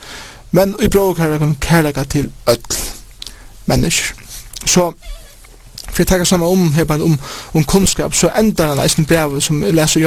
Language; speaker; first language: Norwegian; non-native, learner; Faroese